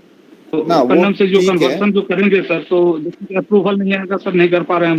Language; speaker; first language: Hindi; non-native, local second language; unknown